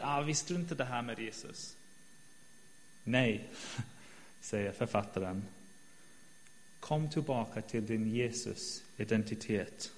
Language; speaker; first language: Swedish; non-native, fluent; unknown